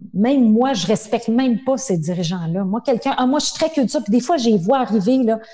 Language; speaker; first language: French; native; French